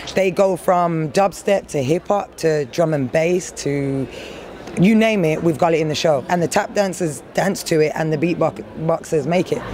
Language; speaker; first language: English; native; English